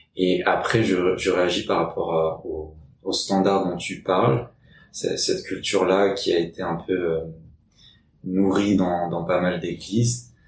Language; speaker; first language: French; native; French